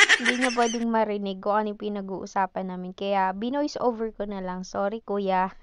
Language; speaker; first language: Filipino; native; Filipino